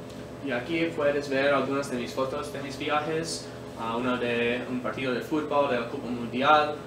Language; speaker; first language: Spanish; non-native, learner; English